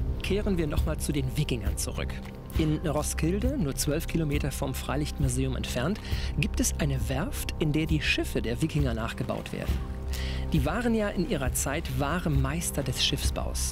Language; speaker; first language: German; native; German